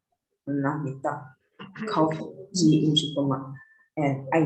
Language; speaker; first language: German; non-native, learner; Indonesian